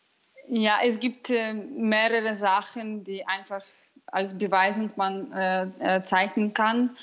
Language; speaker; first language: German; non-native, fluent; Russian